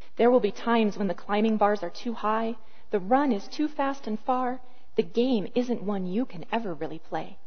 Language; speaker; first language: English; native; English